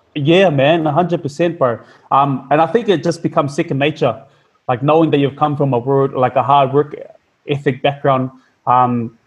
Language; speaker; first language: English; native; English